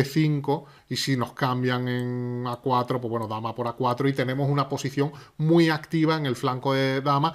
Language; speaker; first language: Spanish; native; Spanish